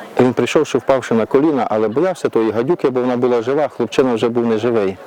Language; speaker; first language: Ukrainian; native; Ukrainian